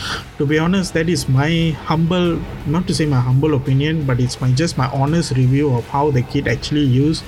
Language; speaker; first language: English; non-native, local second language; Tamil